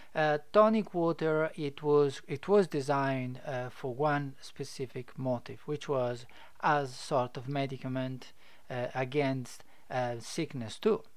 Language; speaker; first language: English; non-native, fluent; Italian